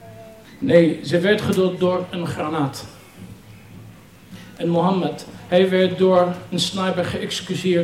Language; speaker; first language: Dutch; non-native, fluent; Arabic